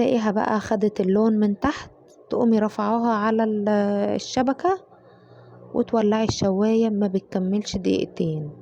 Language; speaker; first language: Arabic; native; Arabic